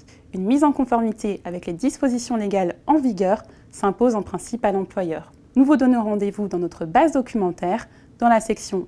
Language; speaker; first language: French; native; French